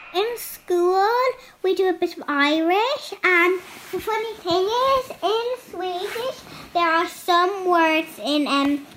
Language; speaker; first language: English; native; English